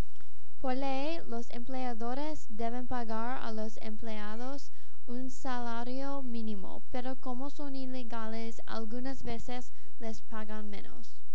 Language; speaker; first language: Spanish; non-native, learner; English